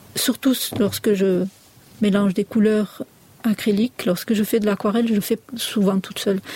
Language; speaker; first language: French; native; French